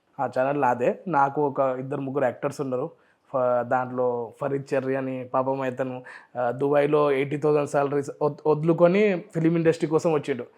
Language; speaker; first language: Telugu; non-native, local second language; Urdu